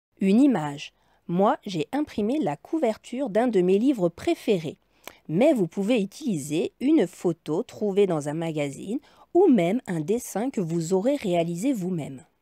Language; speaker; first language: French; native; French